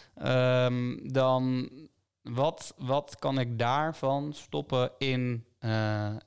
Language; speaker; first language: Dutch; native; Dutch